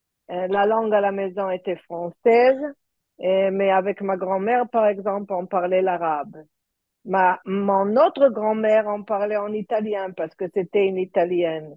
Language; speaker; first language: French; early bilingual, heritage; French